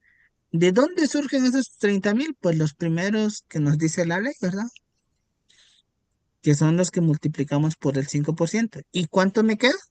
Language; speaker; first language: Spanish; native; Spanish